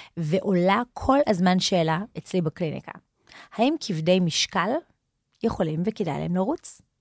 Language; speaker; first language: Hebrew; native; Hebrew